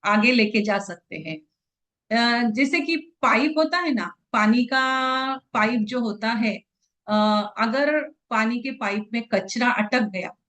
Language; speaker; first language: Hindi; non-native, local second language; Marathi